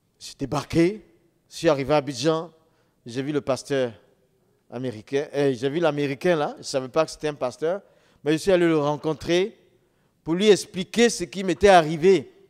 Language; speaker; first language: French; non-native, local second language; Dyula